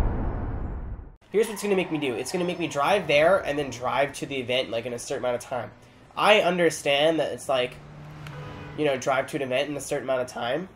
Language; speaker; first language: English; native; English